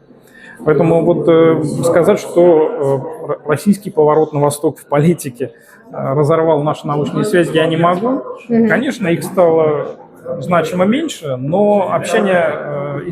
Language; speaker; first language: Russian; native; Russian